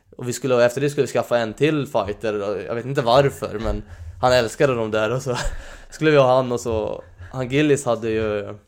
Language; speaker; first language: Swedish; non-native, fluent; Hungarian